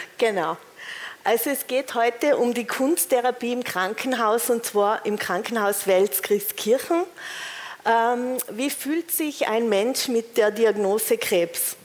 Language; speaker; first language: German; native; German